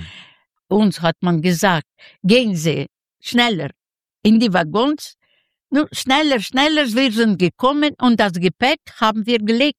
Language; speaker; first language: German; non-native, learner; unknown